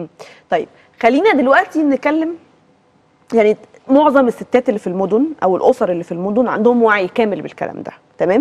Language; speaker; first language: Arabic; native; Arabic